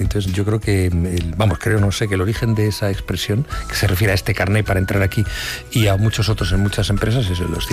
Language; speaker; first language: Spanish; native; Spanish